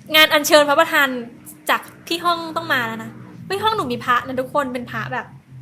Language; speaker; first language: Thai; native; Thai